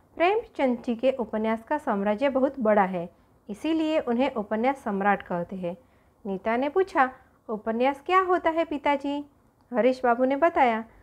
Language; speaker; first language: Hindi; non-native, local second language; Gujarati